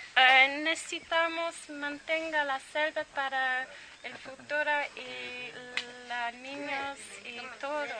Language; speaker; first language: Spanish; non-native, learner; English